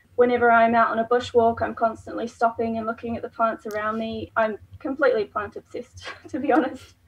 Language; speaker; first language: English; native; English